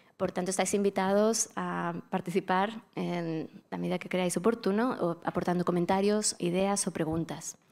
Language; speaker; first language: Spanish; native; Spanish